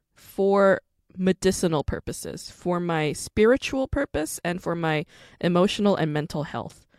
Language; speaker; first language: English; non-native, fluent; Korean